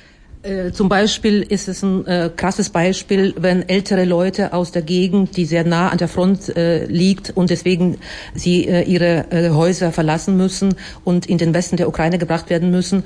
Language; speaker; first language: German; non-native, fluent; Ukrainian